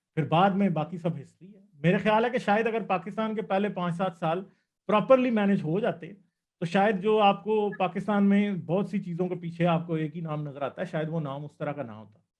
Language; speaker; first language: Urdu; non-native, local second language; Punjabi